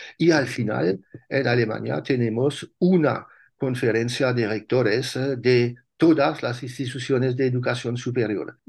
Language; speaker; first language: Spanish; non-native, fluent; French